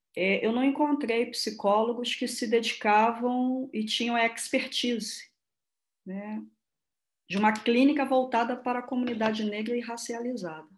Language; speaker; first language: Portuguese; native; Portuguese